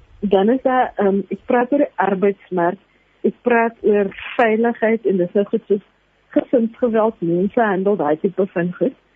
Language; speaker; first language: Afrikaans; native; Afrikaans